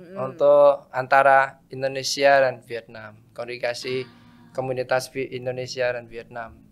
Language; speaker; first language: Indonesian; non-native, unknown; Vietnamese